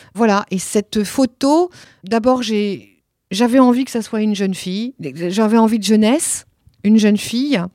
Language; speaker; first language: French; early bilingual, other home language; Italian